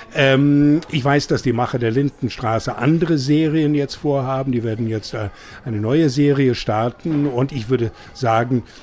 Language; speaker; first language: German; non-native, fluent; English